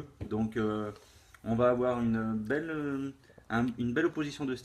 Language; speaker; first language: French; native; French